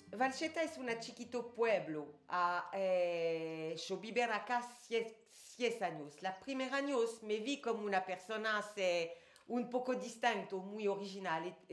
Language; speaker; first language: Spanish; non-native, learner; French